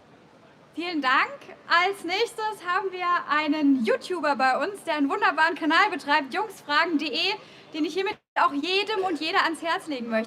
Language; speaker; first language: German; native; German